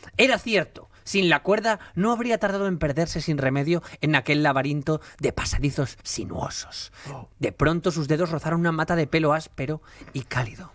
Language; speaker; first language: Spanish; native; Spanish